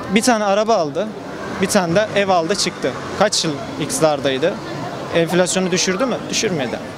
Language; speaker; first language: Turkish; early bilingual, other home language; Azerbaijani